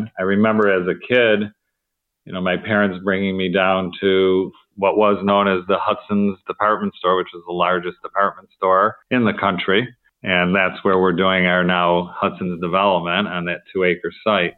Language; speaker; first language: English; native; English